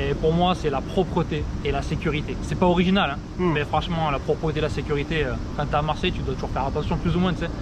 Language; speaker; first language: French; native; French